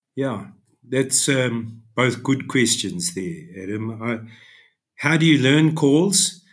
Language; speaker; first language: English; native; English